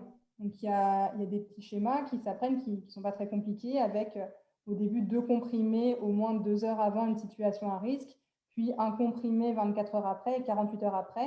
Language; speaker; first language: French; native; French